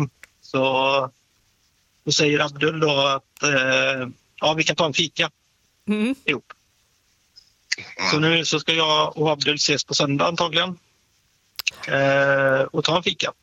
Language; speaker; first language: Swedish; native; Swedish